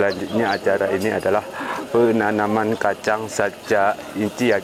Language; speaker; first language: Indonesian; native; Indonesian